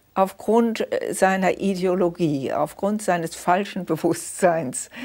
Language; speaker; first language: German; early bilingual, other home language; Danish